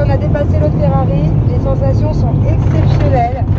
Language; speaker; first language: French; native; French